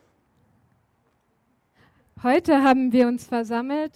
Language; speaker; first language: German; native; German